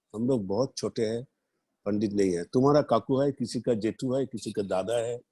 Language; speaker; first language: Hindi; non-native, local second language; Bangla